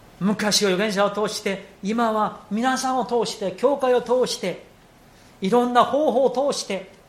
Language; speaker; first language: Japanese; non-native, fluent; Korean